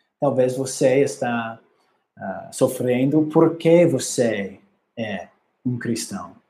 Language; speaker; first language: Portuguese; non-native, learner; English